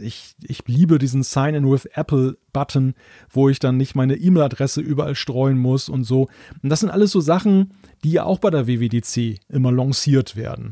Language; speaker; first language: German; native; German